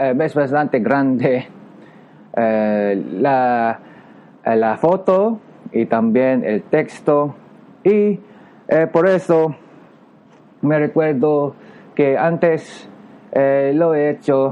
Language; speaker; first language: Spanish; non-native, learner; Japanese